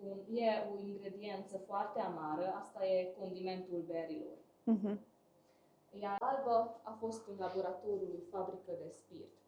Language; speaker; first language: Romanian; non-native, local second language; Hungarian